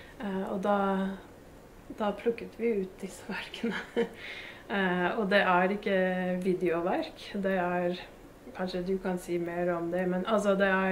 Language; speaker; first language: Norwegian; non-native, fluent; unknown